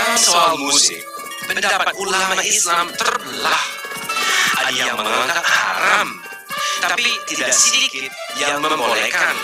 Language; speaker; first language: Indonesian; non-native, fluent; English